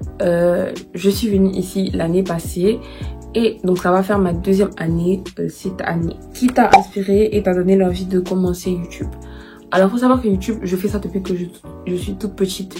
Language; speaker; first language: French; native; French